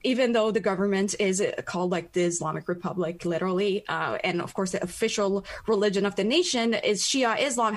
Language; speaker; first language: English; non-native, fluent; Persian